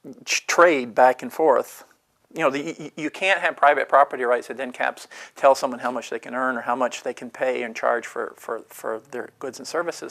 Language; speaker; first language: English; native; English